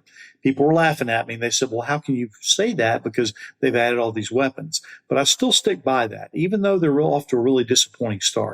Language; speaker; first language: English; native; English